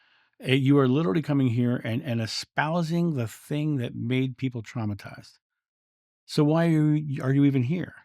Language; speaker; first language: English; native; English